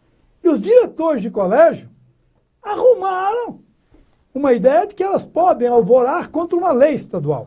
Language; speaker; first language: Portuguese; native; Portuguese